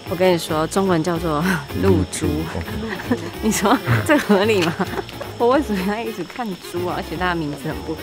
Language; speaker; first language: Chinese; native; Chinese